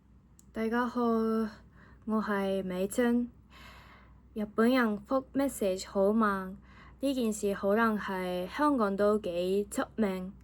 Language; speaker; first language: Cantonese; non-native, fluent; Japanese